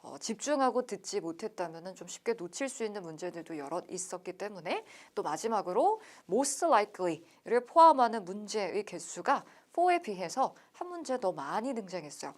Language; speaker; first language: Korean; native; Korean